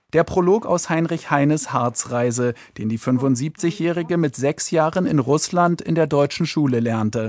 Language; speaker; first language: German; native; German